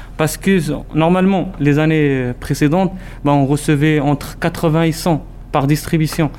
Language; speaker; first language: French; non-native, local second language; Arabic